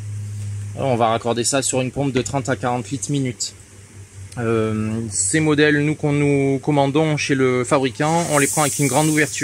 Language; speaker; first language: French; native; French